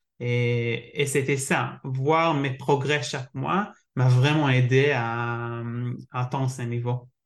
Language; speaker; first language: French; non-native, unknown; Hebrew